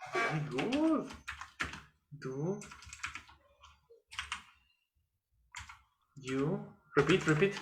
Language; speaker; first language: English; non-native, fluent; Spanish